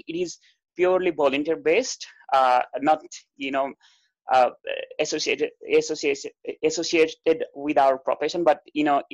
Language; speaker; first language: English; non-native, local second language; Nepali